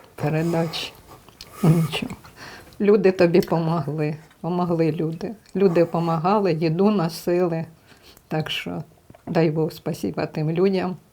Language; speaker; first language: Ukrainian; native; Ukrainian